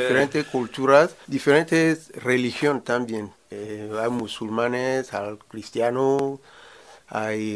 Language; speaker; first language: Spanish; non-native, learner; Ewe